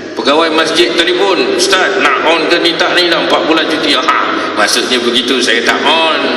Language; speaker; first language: Malay; native; Malay